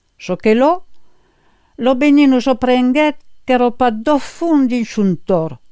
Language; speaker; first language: Occitan; native; Occitan